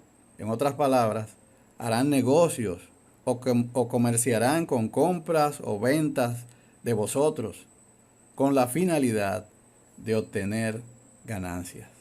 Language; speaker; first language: Spanish; native; Spanish